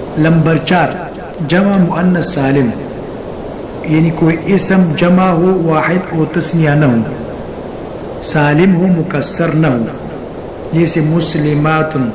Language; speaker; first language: Urdu; non-native, local second language; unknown